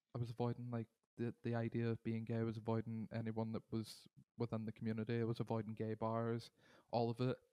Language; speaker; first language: English; native; English